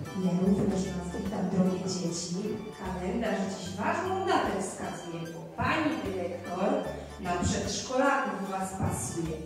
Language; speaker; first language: Polish; native; Polish